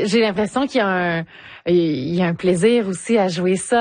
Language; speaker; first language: French; native; French